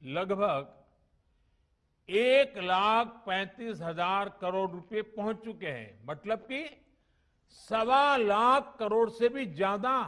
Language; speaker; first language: Hindi; non-native, local second language; Gujarati